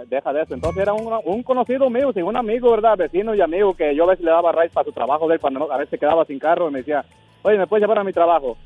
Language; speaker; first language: Spanish; native; Spanish